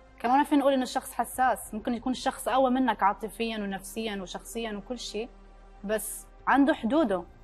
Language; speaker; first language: Arabic; native; Arabic